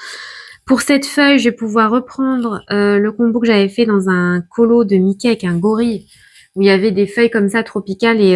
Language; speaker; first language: French; native; French